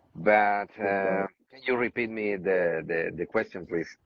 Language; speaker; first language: English; non-native, learner; Spanish